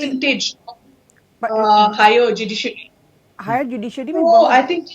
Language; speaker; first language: Hindi; native; Hindi